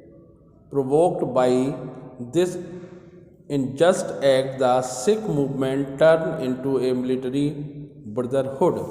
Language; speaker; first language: English; non-native, local second language; Hindi